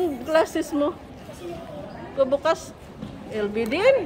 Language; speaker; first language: Filipino; native; Filipino